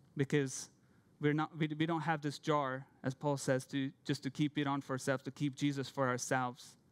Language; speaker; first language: English; non-native, fluent; Hungarian